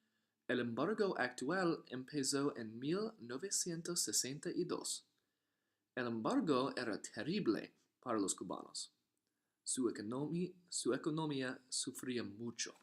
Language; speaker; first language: Spanish; non-native, learner; English